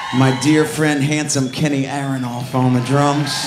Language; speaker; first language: English; native; English